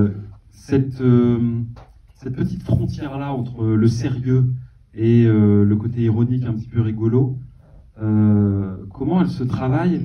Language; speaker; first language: French; native; French